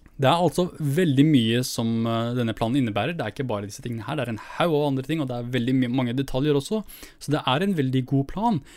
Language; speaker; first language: Norwegian; early bilingual, other home language; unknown